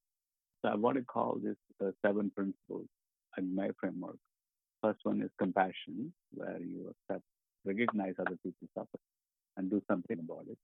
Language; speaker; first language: English; non-native, local second language; Tamil